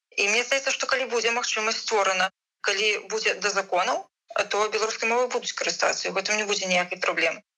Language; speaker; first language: Belarusian; non-native, local second language; Russian